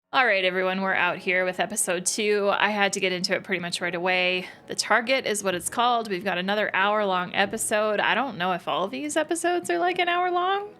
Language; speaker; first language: English; native; English